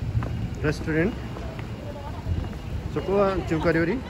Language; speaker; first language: Japanese; non-native, fluent; Hindi